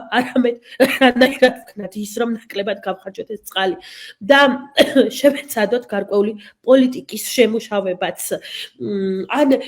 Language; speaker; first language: Georgian; native; Georgian